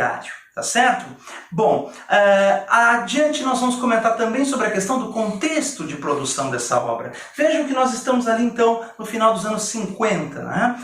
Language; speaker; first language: Portuguese; native; Portuguese